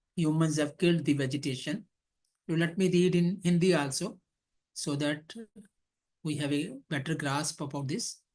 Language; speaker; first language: English; non-native, local second language; Hindi